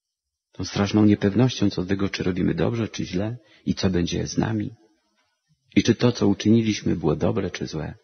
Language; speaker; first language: Polish; native; Polish